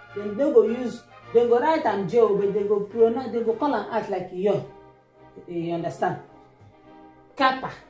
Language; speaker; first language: English; non-native, local second language; Igbo